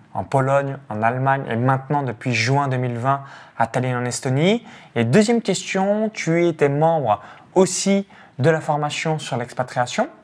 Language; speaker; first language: French; native; French